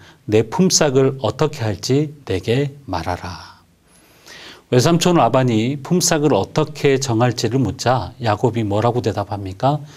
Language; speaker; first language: Korean; native; Korean